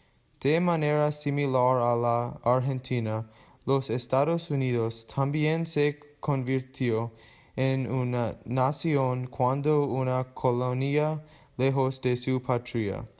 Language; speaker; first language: Spanish; non-native, learner; English